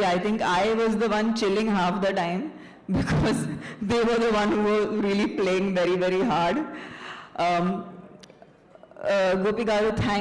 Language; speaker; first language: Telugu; non-native, fluent; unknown